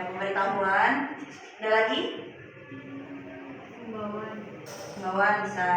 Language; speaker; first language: Indonesian; native; Indonesian